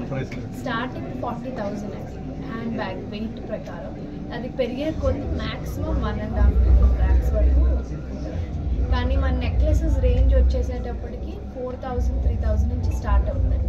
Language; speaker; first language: Telugu; native; Telugu